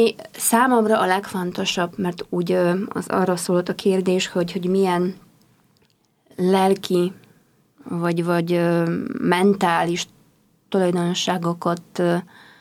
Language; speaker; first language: Hungarian; non-native, fluent; Polish